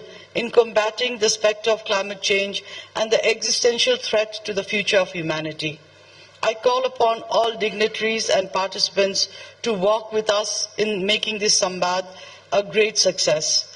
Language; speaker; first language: English; non-native, fluent; Nepali